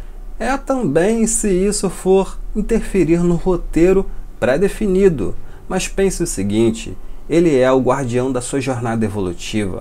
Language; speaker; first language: Portuguese; native; Portuguese